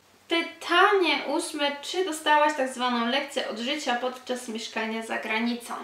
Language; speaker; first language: Polish; early bilingual, heritage; Polish